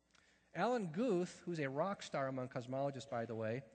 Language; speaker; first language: English; native; English